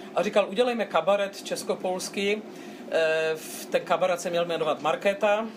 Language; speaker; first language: Czech; non-native, local second language; Polish